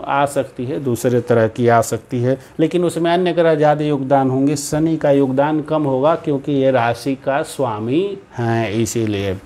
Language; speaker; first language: Hindi; native; Hindi